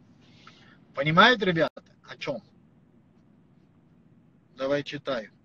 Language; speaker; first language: Russian; non-native, learner; Portuguese